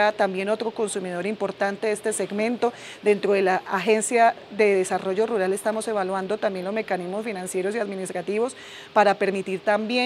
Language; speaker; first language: Spanish; native; Spanish